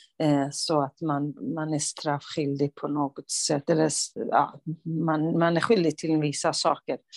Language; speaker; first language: Swedish; non-native, fluent; Kurdish